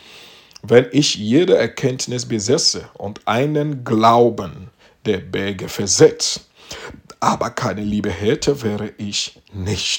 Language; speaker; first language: German; non-native, fluent; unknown